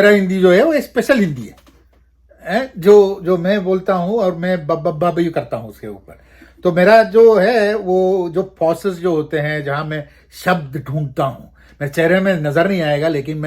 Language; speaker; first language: Hindi; non-native, local second language; Malayalam